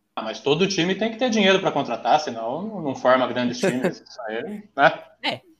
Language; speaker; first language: Portuguese; native; Portuguese